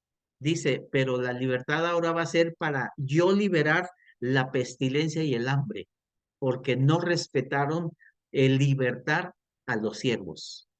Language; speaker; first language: Spanish; native; Spanish